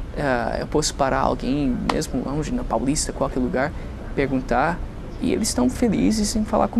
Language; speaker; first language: Portuguese; non-native, fluent; English